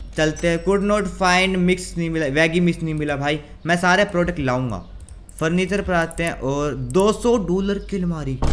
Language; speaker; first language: Hindi; native; Hindi